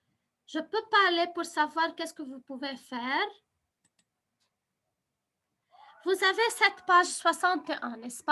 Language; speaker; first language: French; non-native, fluent; Arabic